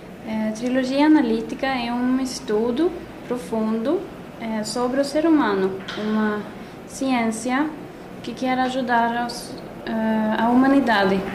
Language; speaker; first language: Portuguese; non-native, fluent; Swedish